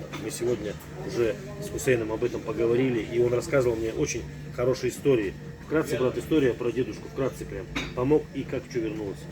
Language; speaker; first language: Russian; native; Russian